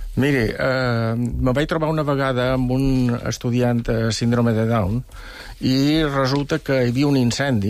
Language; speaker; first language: Catalan; native; Catalan